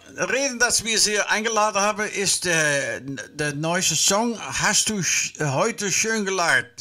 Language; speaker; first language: German; non-native, learner; Dutch